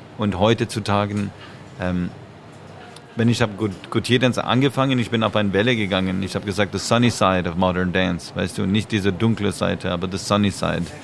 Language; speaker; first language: German; non-native, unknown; French